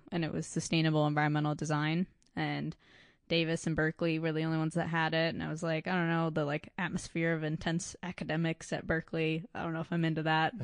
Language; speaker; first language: English; native; English